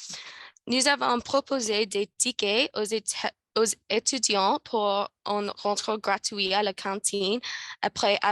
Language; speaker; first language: French; non-native, learner; English